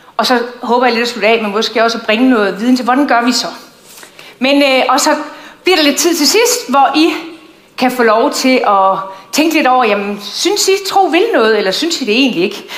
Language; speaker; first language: Danish; native; Danish